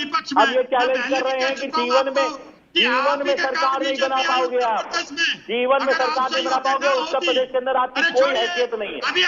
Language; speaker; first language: Hindi; native; Hindi